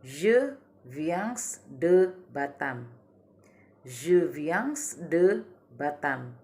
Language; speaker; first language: French; non-native, learner; Indonesian